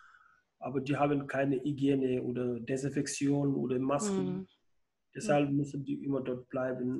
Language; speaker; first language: German; non-native, learner; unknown